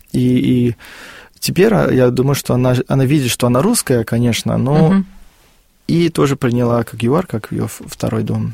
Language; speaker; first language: Russian; non-native, fluent; Afrikaans